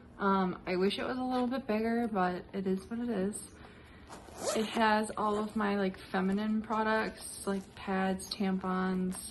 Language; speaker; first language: English; native; English